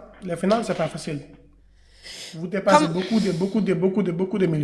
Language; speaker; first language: French; non-native, local second language; Wolof